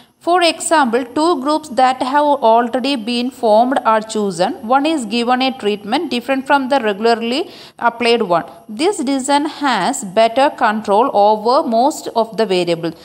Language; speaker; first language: English; non-native, local second language; Malayalam